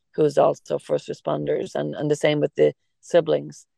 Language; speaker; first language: English; native; English